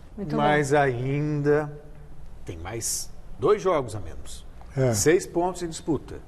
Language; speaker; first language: Portuguese; native; Portuguese